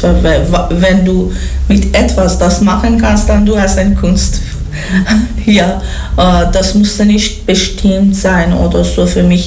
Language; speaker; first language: German; non-native, learner; Persian